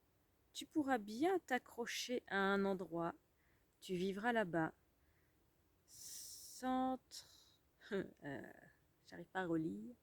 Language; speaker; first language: French; native; French